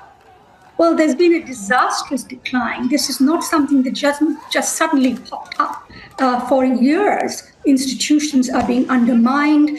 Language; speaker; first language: English; non-native, local second language; Bangla